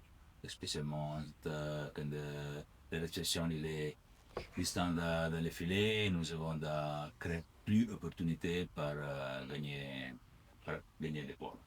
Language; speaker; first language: French; non-native, learner; Italian